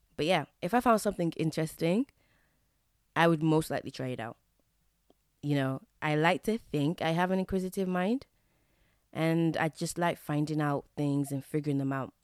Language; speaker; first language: English; native; English